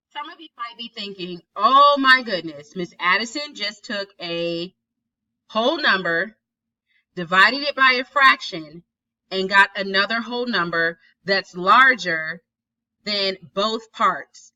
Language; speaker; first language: English; native; English